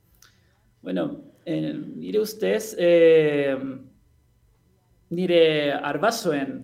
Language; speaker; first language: Basque; non-native, learner; Spanish